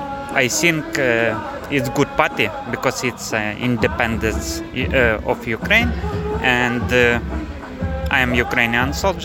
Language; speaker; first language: English; non-native, learner; Ukrainian